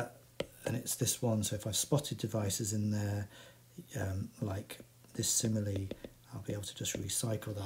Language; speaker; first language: English; native; English